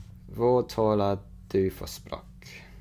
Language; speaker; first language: Swedish; non-native, learner; English